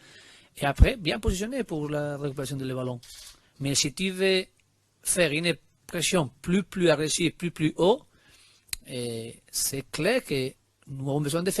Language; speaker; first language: French; non-native, learner; Spanish